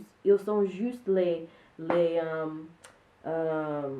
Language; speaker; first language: French; non-native, learner; English